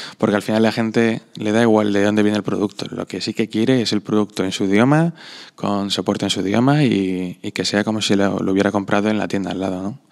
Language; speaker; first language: Spanish; non-native, fluent; Slovak